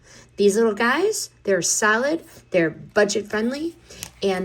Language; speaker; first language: English; native; English